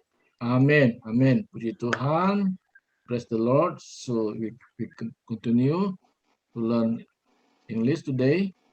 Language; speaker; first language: English; non-native, learner; Indonesian